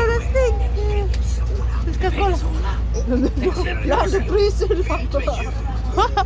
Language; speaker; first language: Swedish; non-native, learner; Cebuano